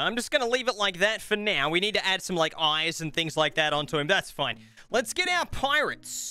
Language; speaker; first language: English; native; English